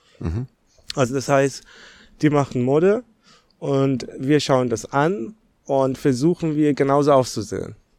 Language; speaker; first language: German; non-native, fluent; Persian